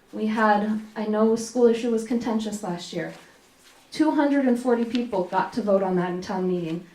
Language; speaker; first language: English; native; English